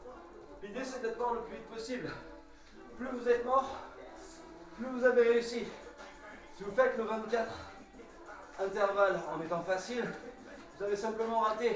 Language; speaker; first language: French; native; French